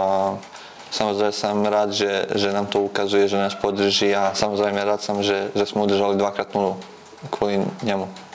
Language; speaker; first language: Czech; non-native, fluent; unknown